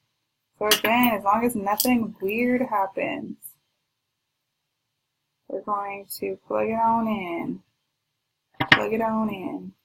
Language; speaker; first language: English; native; English